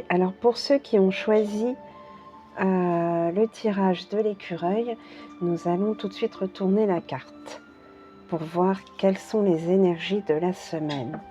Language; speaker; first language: French; native; French